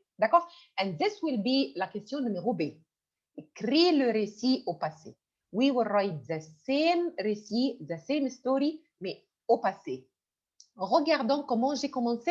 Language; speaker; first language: French; non-native, fluent; Arabic